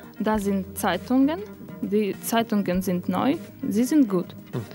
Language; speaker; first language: German; non-native, learner; Russian